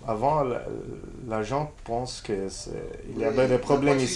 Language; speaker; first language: French; non-native, learner; Spanish